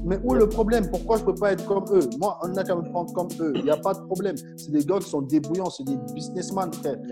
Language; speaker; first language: French; non-native, fluent; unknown